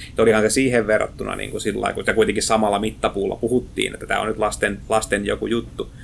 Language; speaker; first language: Finnish; native; Finnish